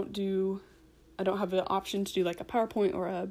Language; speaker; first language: English; native; English